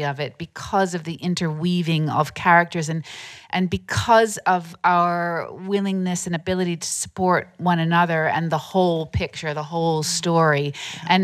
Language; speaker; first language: English; native; English